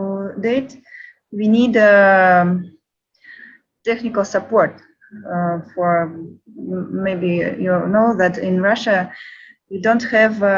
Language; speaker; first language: English; non-native, learner; Russian